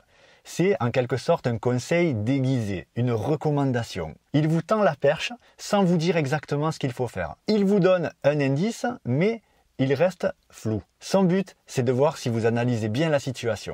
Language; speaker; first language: French; native; French